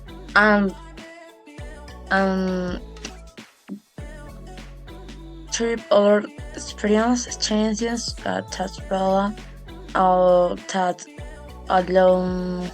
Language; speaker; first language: English; non-native, learner; Spanish